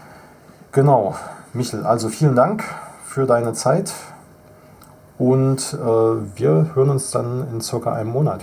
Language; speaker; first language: German; native; German